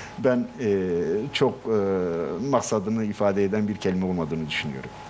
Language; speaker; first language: Turkish; non-native, local second language; Kurdish